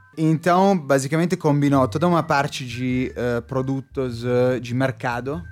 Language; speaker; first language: Portuguese; non-native, fluent; Italian